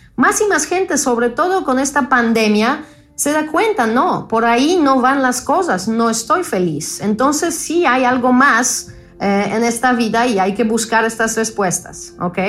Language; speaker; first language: Spanish; non-native, fluent; Polish